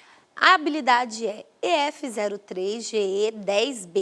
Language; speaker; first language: Portuguese; native; Portuguese